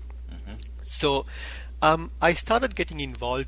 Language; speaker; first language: English; non-native, local second language; Sinhala